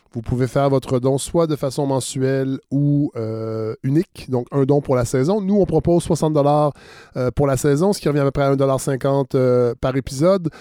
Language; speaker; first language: French; native; French